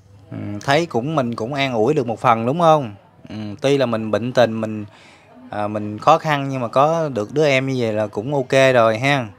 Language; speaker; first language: Vietnamese; native; Vietnamese